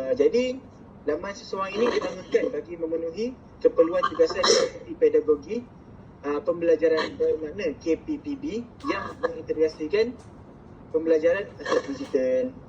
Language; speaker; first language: Malay; native; Malay